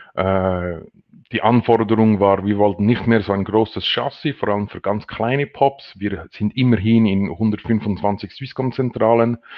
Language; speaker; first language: German; non-native, local second language; French